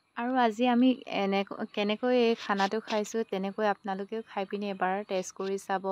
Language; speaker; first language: Assamese; non-native, local second language; Mising